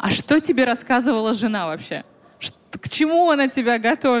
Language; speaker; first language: Russian; native; Russian